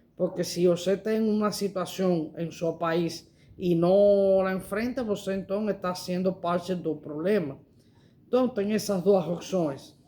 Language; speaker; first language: Portuguese; non-native, learner; Spanish